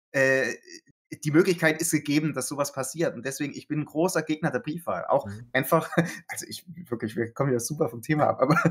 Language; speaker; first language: German; native; German